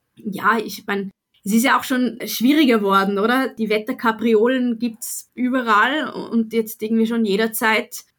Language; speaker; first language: German; native; German